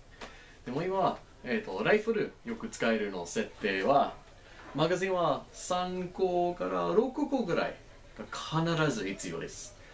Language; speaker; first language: Japanese; non-native, learner; English